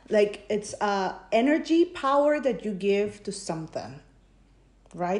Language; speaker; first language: English; non-native, fluent; Spanish